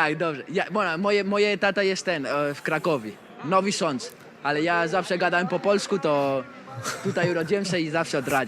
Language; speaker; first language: Polish; early bilingual, heritage; Spanish